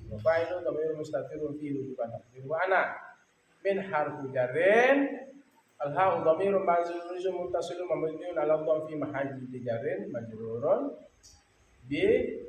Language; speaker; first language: Arabic; non-native, fluent; Sasak